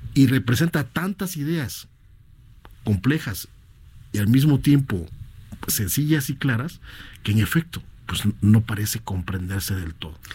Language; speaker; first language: Spanish; native; Spanish